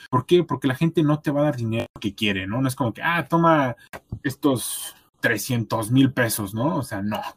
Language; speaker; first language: Spanish; native; Spanish